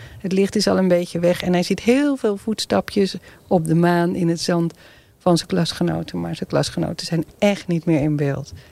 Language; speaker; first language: Dutch; native; Dutch